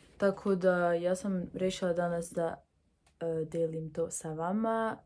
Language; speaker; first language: Bosnian; early bilingual, heritage; Bosnian